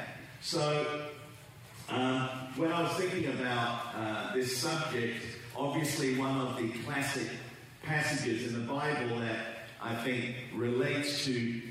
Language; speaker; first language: English; native; English